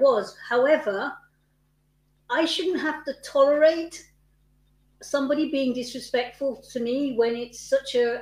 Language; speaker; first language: English; native; English